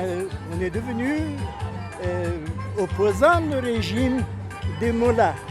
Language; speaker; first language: French; non-native, fluent; Persian